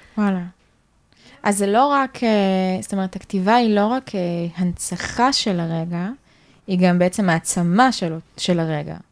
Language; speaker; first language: Hebrew; native; Hebrew